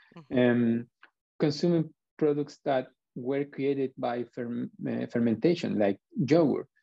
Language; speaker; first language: English; non-native, fluent; Spanish